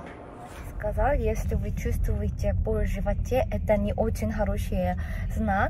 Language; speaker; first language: Russian; non-native, fluent; Korean